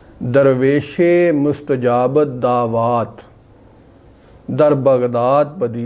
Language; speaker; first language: Persian; non-native, fluent; Urdu